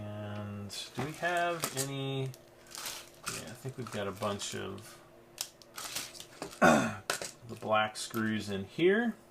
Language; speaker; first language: English; native; English